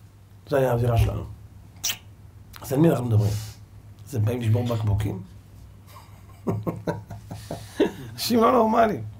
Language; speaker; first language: Hebrew; native; Hebrew